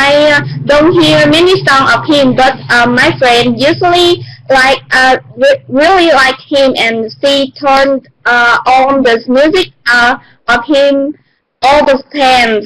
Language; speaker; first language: English; non-native, learner; Vietnamese